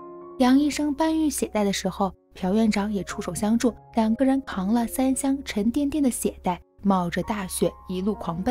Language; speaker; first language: Chinese; native; Chinese